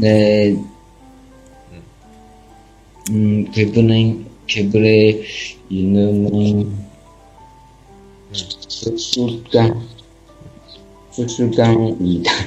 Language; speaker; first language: Korean; non-native, learner; Chinese